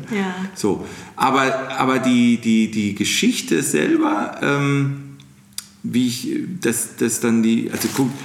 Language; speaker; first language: German; native; German